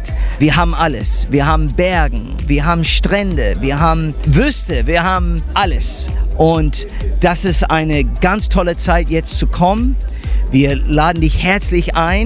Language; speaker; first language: German; non-native, fluent; English